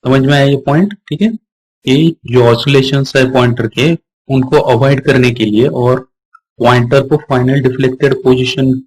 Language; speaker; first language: Hindi; non-native, local second language; Marathi